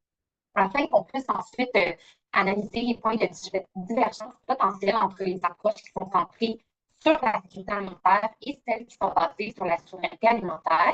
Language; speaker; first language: French; native; French